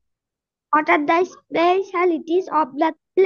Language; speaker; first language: English; non-native, learner; Bangla